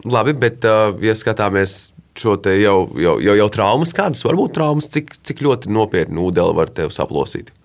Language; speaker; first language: Latvian; native; Latvian